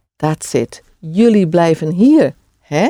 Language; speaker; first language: Dutch; non-native, fluent; English